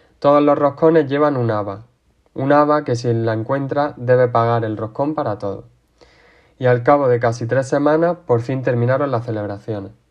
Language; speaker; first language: Spanish; native; Spanish